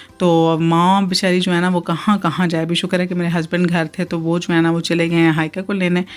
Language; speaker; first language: Urdu; native; Urdu